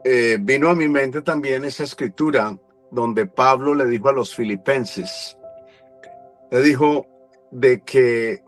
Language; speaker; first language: Spanish; native; Spanish